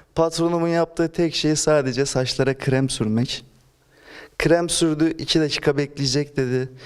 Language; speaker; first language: Turkish; native; Turkish